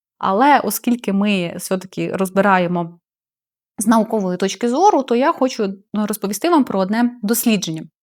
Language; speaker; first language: Ukrainian; non-native, local second language; Russian